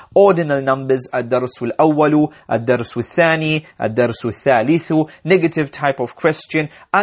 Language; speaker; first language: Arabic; non-native, fluent; English